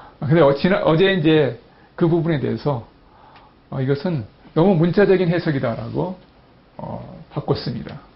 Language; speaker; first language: Korean; native; Korean